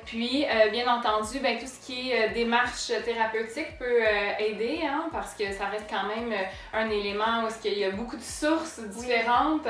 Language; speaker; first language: French; native; French